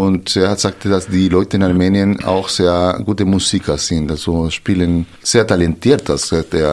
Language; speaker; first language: German; non-native, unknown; Spanish